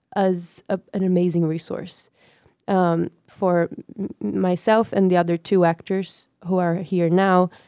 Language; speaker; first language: English; non-native, fluent; Portuguese